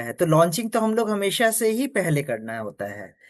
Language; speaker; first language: Hindi; non-native, local second language; Bangla